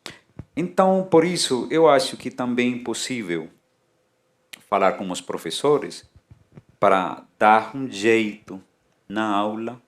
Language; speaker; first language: Portuguese; non-native, fluent; Spanish